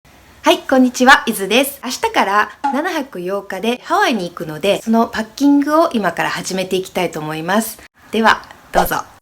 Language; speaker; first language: Japanese; native; Japanese